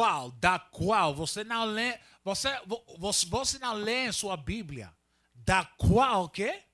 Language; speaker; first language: Portuguese; non-native, learner; Spanish